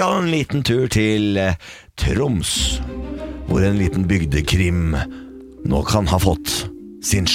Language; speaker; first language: Norwegian; native; Norwegian